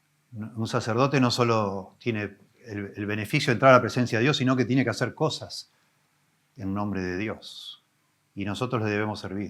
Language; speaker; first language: Spanish; native; Spanish